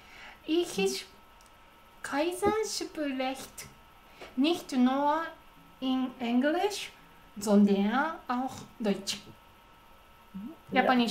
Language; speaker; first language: German; non-native, learner; Japanese